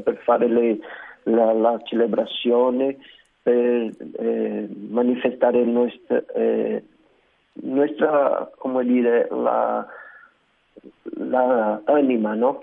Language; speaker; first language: Italian; non-native, learner; Portuguese